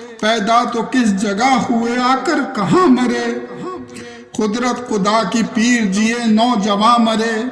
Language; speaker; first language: Urdu; native; Urdu